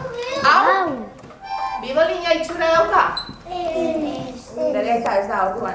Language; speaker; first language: Basque; non-native, local second language; Spanish